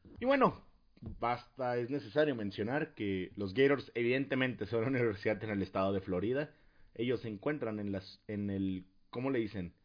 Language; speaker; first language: Spanish; native; Spanish